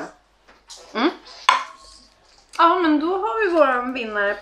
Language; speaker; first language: Swedish; native; Swedish